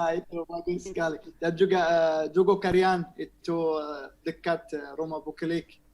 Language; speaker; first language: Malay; non-native, learner; Arabic